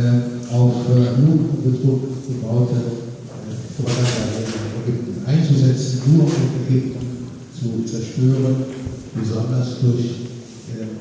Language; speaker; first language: German; non-native, fluent; Arabic